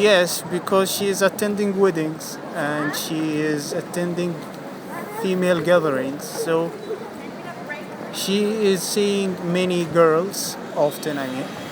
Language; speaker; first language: English; non-native, fluent; Arabic